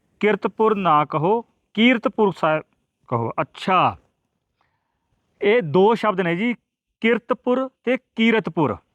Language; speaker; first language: Punjabi; non-native, local second language; Hindi